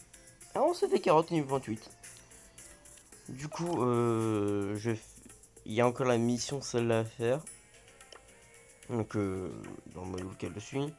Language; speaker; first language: French; native; French